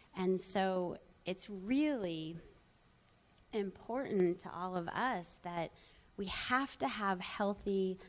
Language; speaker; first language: English; native; English